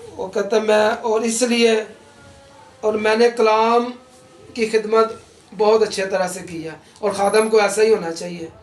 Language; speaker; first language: Urdu; non-native, local second language; Punjabi